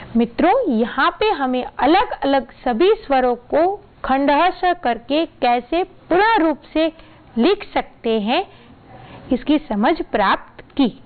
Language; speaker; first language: Hindi; non-native, local second language; Gujarati